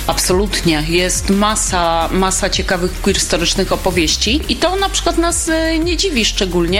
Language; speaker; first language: Polish; native; Polish